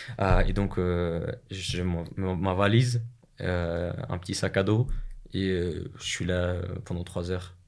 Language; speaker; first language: French; non-native, fluent; Russian